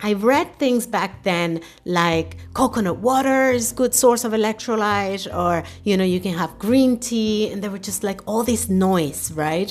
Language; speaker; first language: English; early bilingual, other home language; Spanish